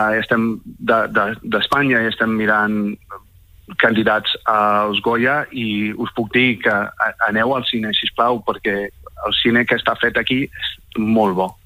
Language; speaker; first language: Catalan; non-native, fluent; English